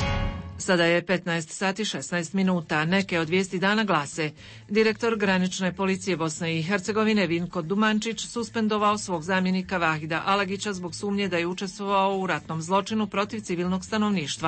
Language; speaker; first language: Croatian; native; Croatian